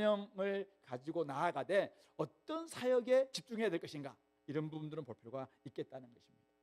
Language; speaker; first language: Korean; native; Korean